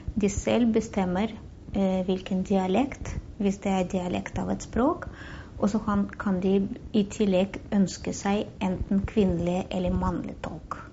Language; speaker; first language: Norwegian; non-native, fluent; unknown